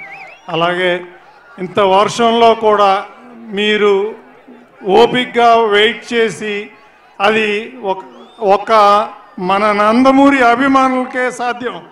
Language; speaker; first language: Telugu; native; Telugu